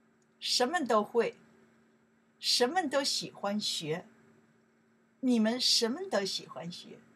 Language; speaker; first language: Chinese; non-native, learner; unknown